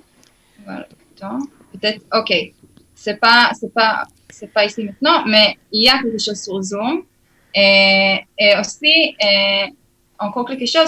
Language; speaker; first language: French; early bilingual, heritage; Hebrew